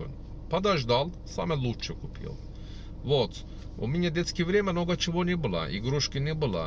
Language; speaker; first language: Russian; non-native, learner; Turkish